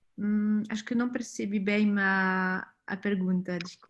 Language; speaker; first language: Portuguese; non-native, fluent; French